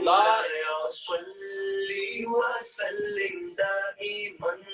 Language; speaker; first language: Urdu; native; Urdu